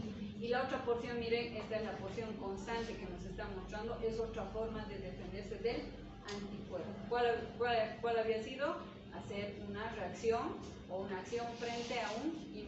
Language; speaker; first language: Spanish; native; Spanish